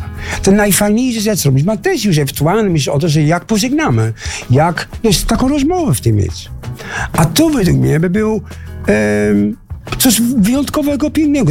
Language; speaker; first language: Polish; non-native, fluent; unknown